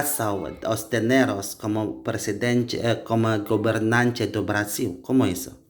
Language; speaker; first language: Portuguese; non-native, learner; Indonesian